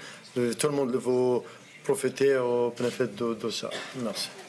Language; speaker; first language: French; non-native, learner; Arabic